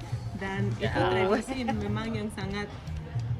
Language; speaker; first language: Indonesian; non-native, fluent; Russian